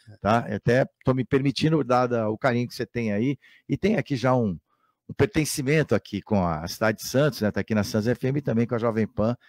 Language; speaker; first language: Portuguese; native; Portuguese